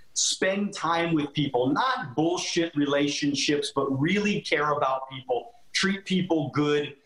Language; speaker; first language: English; native; English